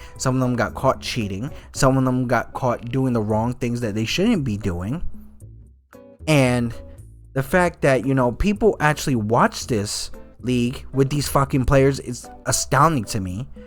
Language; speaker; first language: English; native; English